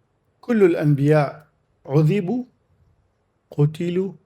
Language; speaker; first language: Arabic; native; Arabic